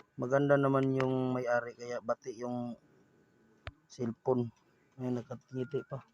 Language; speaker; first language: Filipino; non-native, local second language; Cebuano